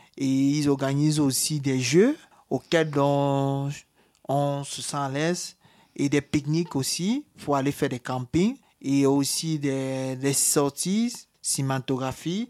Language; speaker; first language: French; native; French